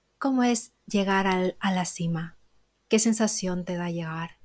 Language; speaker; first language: Spanish; native; Spanish